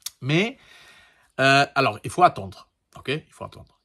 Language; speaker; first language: French; non-native, learner; Portuguese